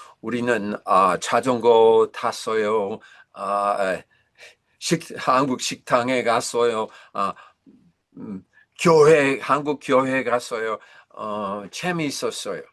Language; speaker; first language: Korean; non-native, learner; English